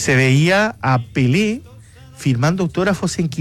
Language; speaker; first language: Spanish; native; Spanish